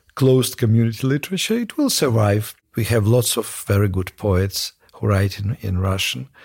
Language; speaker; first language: English; non-native, fluent; Russian